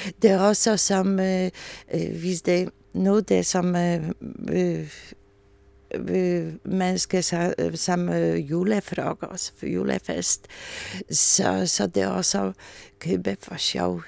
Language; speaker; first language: Danish; non-native, learner; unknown